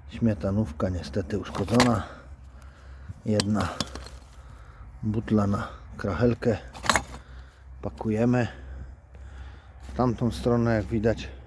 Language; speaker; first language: Polish; native; Polish